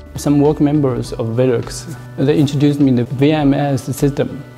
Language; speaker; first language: English; non-native, learner; Chinese